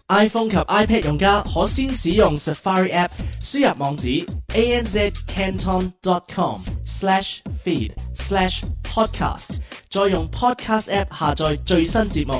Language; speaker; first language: Cantonese; early bilingual, heritage; Cantonese